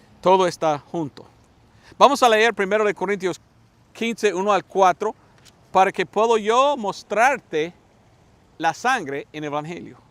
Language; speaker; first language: Spanish; non-native, fluent; English